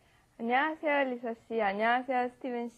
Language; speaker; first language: Korean; non-native, learner; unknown